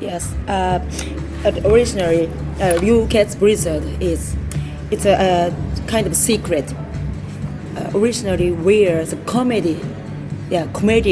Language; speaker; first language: English; non-native, learner; Japanese